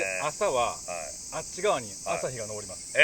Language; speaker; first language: Japanese; native; Japanese